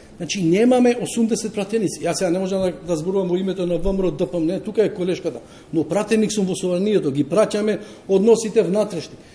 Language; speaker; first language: Macedonian; non-native, local second language; Albanian